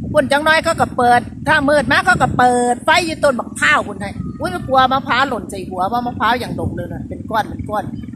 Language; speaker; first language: Thai; native; Thai